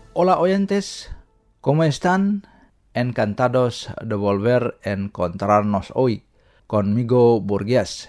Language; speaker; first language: Spanish; non-native, fluent; Indonesian